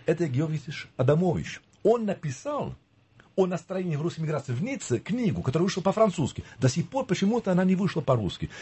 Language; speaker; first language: Russian; early bilingual, heritage; Russian